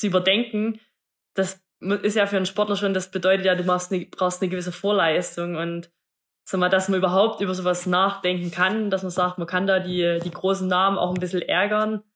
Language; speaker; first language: German; native; German